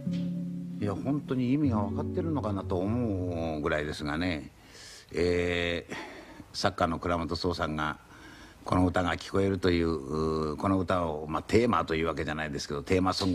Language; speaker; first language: Japanese; native; Japanese